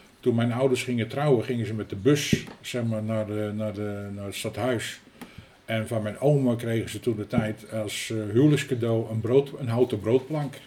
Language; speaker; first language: Dutch; native; Dutch